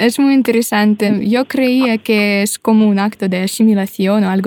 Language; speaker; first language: Spanish; non-native, fluent; Russian